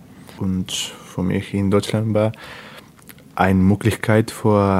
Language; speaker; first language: German; non-native, learner; Spanish